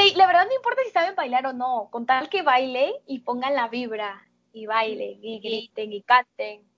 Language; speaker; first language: Spanish; native; Spanish